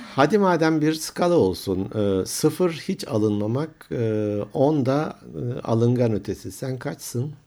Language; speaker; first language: Turkish; native; Turkish